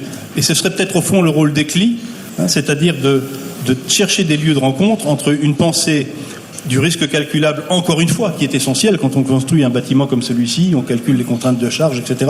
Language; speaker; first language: French; native; French